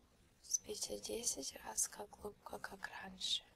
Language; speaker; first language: Russian; early bilingual, heritage; Russian